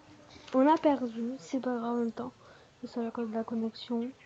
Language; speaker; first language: French; native; French